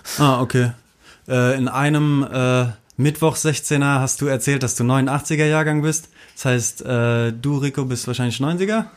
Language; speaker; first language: German; native; German